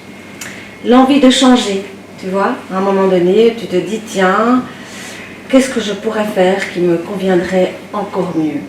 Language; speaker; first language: French; native; French